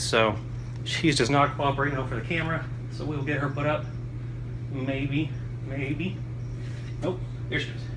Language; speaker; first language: English; native; English